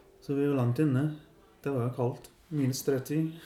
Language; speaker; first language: Norwegian; non-native, learner; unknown